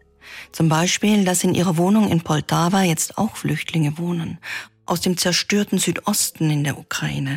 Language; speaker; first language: German; native; German